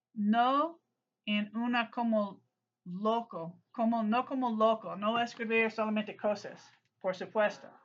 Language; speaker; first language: Spanish; non-native, learner; English